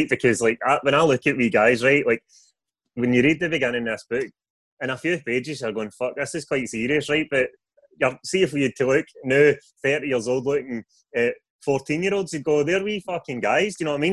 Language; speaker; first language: English; native; English